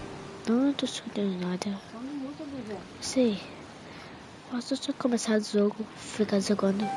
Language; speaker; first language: Portuguese; early bilingual, heritage; Portuguese